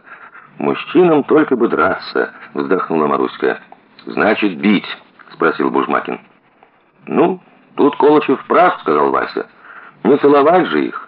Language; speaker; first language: Russian; native; Russian